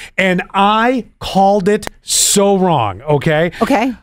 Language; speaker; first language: English; native; English